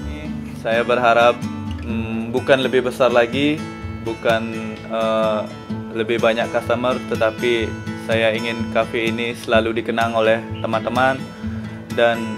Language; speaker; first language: Indonesian; non-native, local second language; Balinese